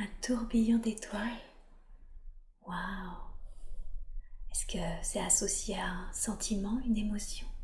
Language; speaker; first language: French; native; French